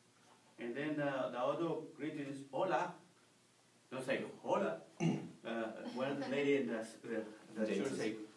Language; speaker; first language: English; non-native, learner; Spanish